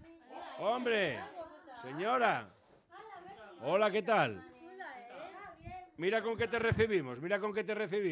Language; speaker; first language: Spanish; native; Spanish